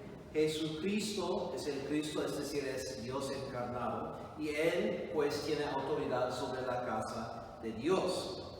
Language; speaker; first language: Spanish; non-native, fluent; English